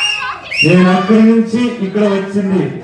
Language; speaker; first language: Telugu; non-native, learner; Kannada